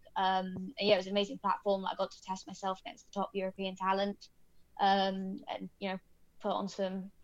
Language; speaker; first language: English; native; English